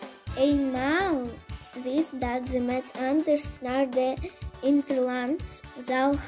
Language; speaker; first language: Dutch; non-native, learner; Russian